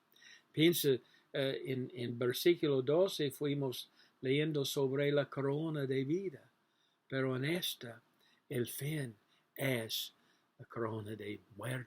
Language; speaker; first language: Spanish; non-native, learner; English